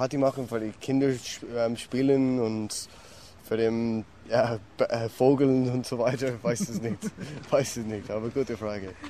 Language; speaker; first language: German; non-native, learner; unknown